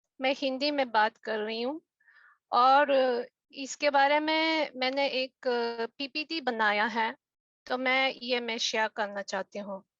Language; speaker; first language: Hindi; non-native, fluent; Japanese